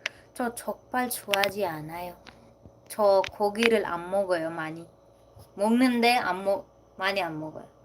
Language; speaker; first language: Korean; non-native, learner; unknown